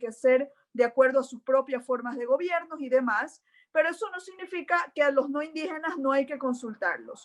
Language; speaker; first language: Spanish; native; Spanish